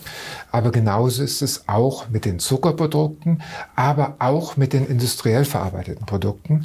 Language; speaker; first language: German; native; German